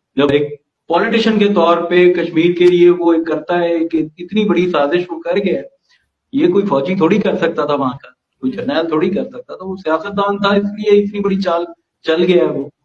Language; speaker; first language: Urdu; non-native, local second language; Punjabi